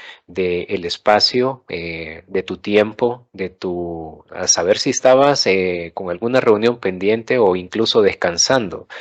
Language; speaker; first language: Spanish; native; Spanish